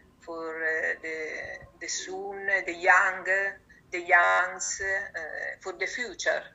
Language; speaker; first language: English; non-native, learner; Italian